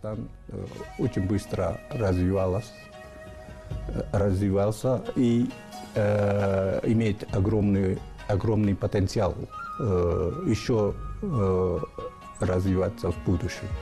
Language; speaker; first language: Russian; non-native, fluent; Slovak